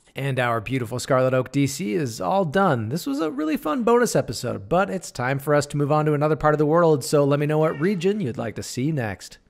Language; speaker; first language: English; native; English